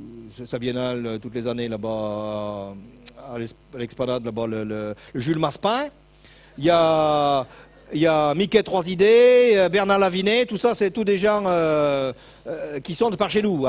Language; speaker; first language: French; native; French